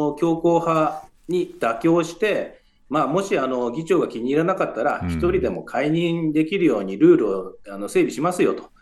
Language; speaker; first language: Japanese; native; Japanese